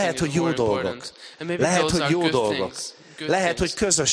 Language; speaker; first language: Hungarian; native; Hungarian